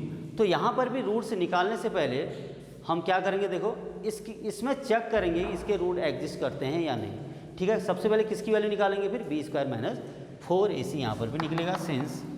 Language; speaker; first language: Hindi; native; Hindi